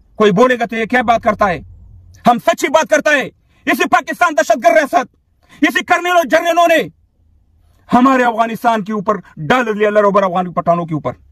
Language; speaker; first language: Urdu; non-native, local second language; Pashto